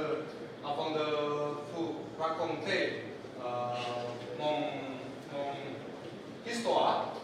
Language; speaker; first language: French; non-native, learner; Indonesian